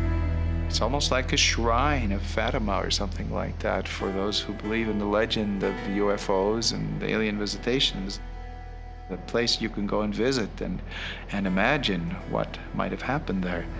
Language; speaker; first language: English; native; English